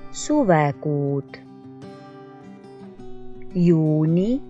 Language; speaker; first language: Estonian; non-native, local second language; Russian